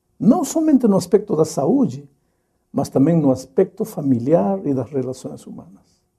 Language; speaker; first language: Portuguese; non-native, fluent; Spanish